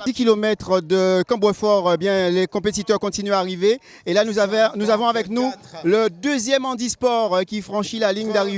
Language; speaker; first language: French; native; French